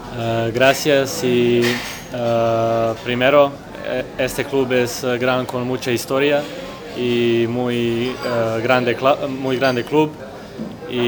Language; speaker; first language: Spanish; non-native, learner; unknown